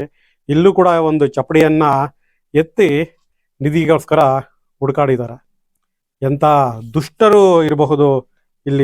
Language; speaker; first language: Kannada; native; Kannada